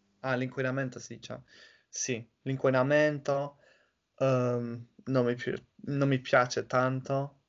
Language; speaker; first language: Italian; non-native, fluent; English